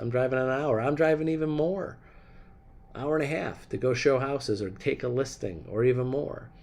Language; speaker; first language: English; native; English